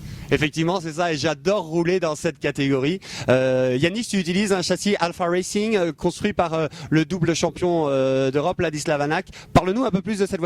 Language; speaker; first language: French; native; French